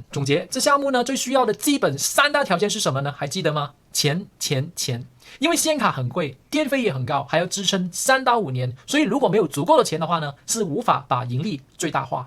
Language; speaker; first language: Chinese; early bilingual, heritage; Chinese